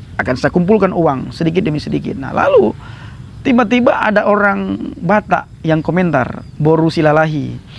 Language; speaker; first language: Indonesian; non-native, local second language; Achinese